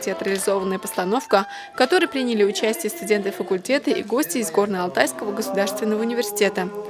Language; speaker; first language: Russian; native; Russian